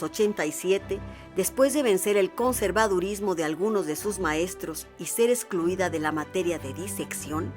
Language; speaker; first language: Spanish; native; Spanish